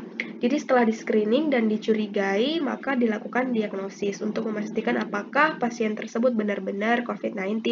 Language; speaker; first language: Indonesian; native; Indonesian